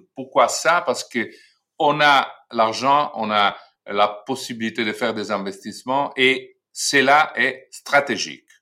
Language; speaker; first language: French; non-native, fluent; Italian